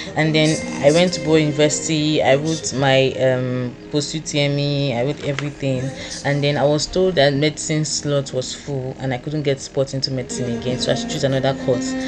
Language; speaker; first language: English; non-native, local second language; Yoruba